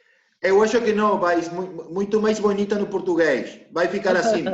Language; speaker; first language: Portuguese; non-native, learner; Spanish